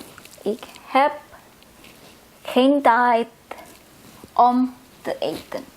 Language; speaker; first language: Dutch; non-native, fluent; Indonesian